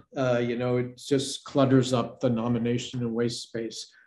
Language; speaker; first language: English; native; English